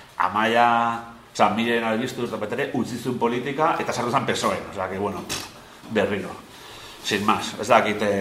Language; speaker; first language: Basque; non-native, local second language; Spanish